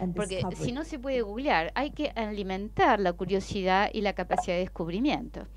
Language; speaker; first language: Spanish; non-native, fluent; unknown